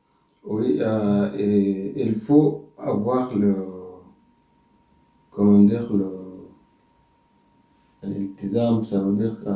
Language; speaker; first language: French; non-native, learner; Arabic